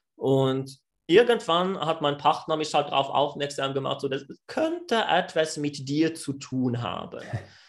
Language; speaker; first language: German; non-native, fluent; French